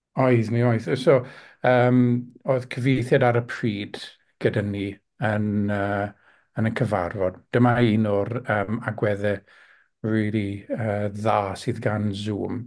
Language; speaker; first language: Welsh; non-native, local second language; English